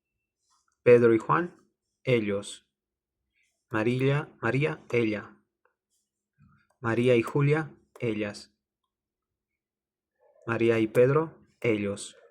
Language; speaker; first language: Spanish; non-native, learner; English